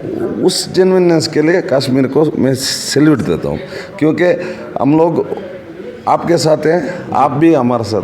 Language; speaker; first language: Hindi; non-native, local second language; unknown